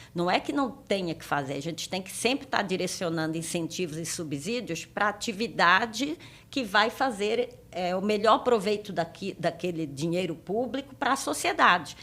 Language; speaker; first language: Portuguese; native; Portuguese